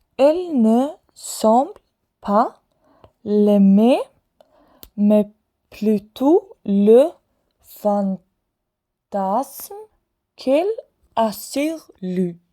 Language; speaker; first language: French; non-native, fluent; Swedish